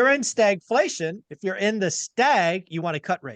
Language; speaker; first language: English; native; English